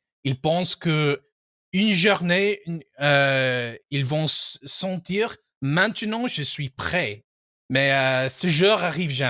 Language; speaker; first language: French; non-native, fluent; English